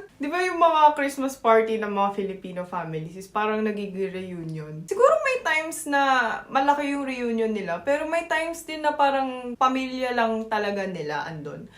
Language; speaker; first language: Filipino; native; Filipino